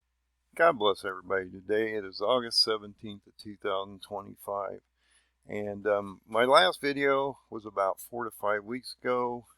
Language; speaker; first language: English; native; English